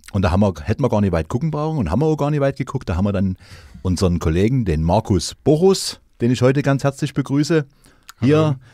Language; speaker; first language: German; native; German